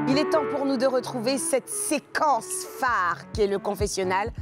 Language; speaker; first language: French; native; French